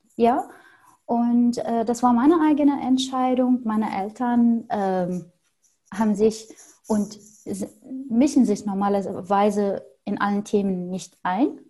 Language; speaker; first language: German; non-native, fluent; Arabic